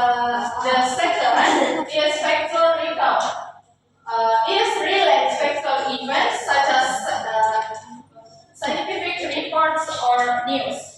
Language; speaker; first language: English; non-native, learner; Indonesian